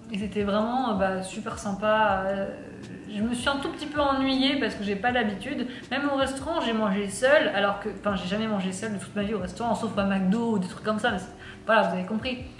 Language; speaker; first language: French; native; French